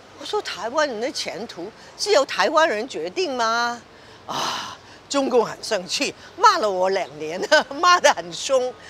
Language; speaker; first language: Chinese; non-native, local second language; Cantonese